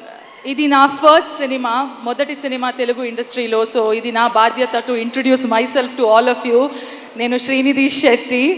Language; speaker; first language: Telugu; non-native, learner; Kannada